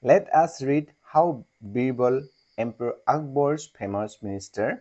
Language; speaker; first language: English; non-native, local second language; Assamese